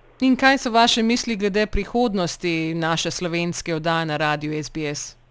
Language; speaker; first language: Slovenian; early bilingual, heritage; Slovenian